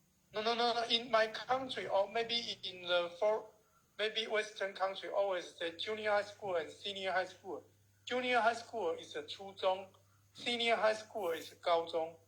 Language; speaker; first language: English; non-native, learner; Chinese